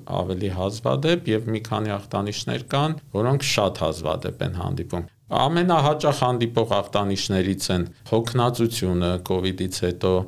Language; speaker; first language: Armenian; native; Armenian